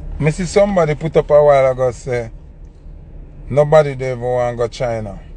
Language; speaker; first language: English; non-native, local second language; Jamaican Creole English